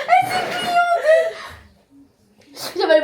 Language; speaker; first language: French; native; French